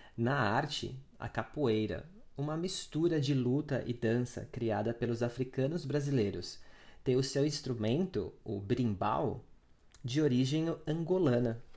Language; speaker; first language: Portuguese; native; Portuguese